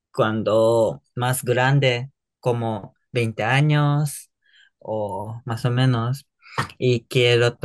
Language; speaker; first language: Spanish; non-native, learner; Japanese